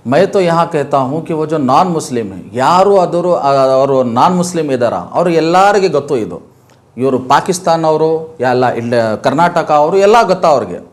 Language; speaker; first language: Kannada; non-native, local second language; Urdu